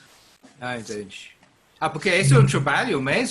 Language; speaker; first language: Portuguese; non-native, learner; English